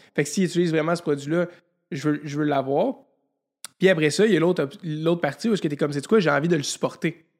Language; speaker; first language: French; native; French